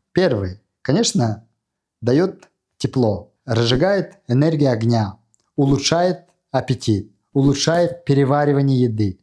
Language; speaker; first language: Russian; non-native, fluent; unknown